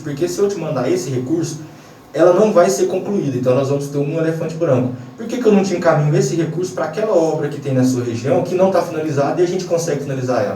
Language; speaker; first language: Portuguese; native; Portuguese